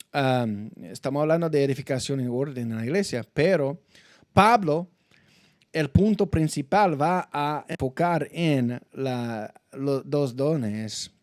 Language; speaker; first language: Spanish; non-native, fluent; English